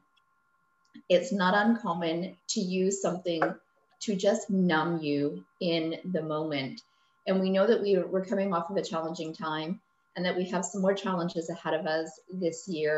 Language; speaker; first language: English; native; English